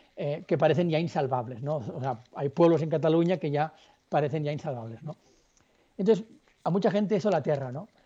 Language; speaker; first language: Spanish; native; Spanish